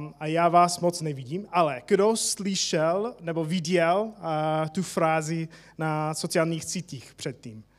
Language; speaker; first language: Czech; non-native, fluent; English